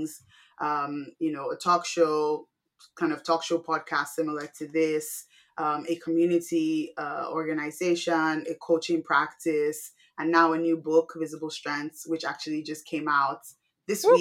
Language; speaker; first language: English; non-native, local second language; Yoruba